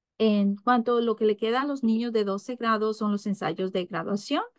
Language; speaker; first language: Spanish; early bilingual, heritage; English